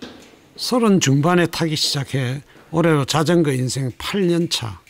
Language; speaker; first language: Korean; native; Korean